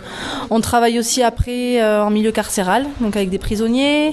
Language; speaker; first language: French; native; French